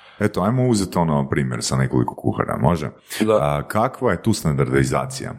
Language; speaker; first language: Croatian; native; Croatian